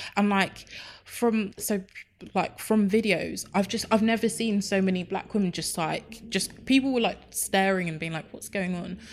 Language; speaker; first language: English; native; English